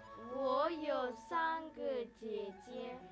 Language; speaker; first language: Chinese; non-native, learner; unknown